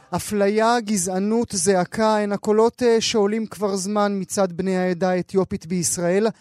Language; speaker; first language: Hebrew; native; Hebrew